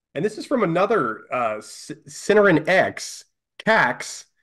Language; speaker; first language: English; native; English